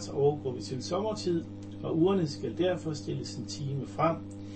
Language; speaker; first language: Danish; native; Danish